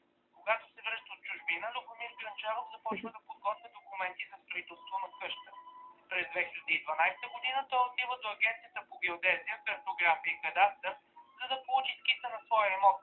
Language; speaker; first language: Bulgarian; native; Bulgarian